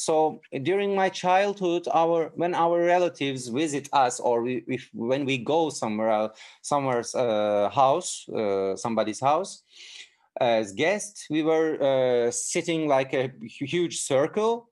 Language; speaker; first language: English; non-native, fluent; Turkish